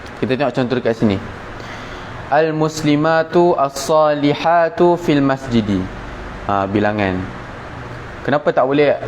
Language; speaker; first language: Malay; native; Malay